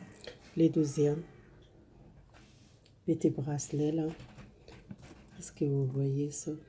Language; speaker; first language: French; non-native, learner; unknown